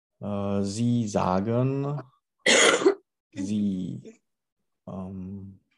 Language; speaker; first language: German; non-native, learner; Czech